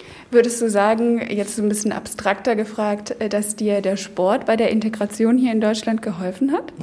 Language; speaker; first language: German; native; German